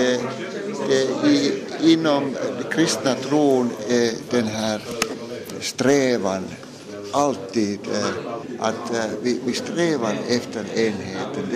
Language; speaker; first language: Swedish; non-native, local second language; Finnish